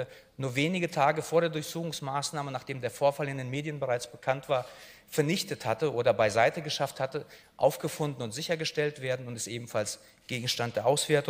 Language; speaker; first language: German; native; German